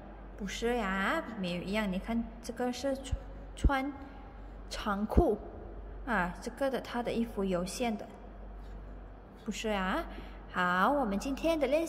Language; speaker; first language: Chinese; non-native, fluent; Indonesian